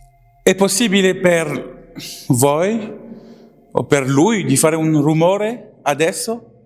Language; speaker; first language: Italian; non-native, learner; French